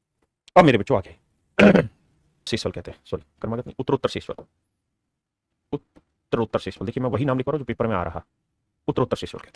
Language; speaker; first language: Hindi; native; Hindi